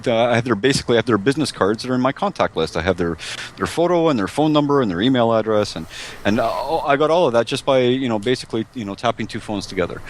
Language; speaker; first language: English; native; English